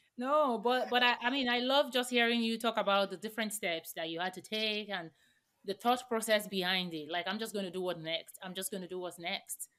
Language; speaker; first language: English; non-native, local second language; Yoruba